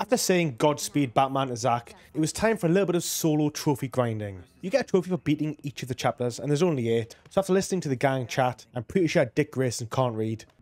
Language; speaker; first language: English; native; English